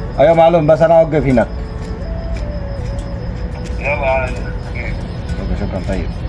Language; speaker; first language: Arabic; non-native, learner; Bangla